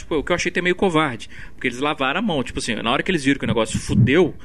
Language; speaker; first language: Portuguese; native; Portuguese